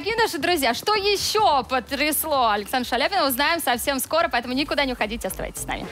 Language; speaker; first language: Russian; native; Russian